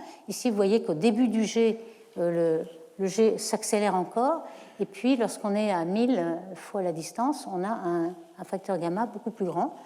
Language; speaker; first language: French; native; French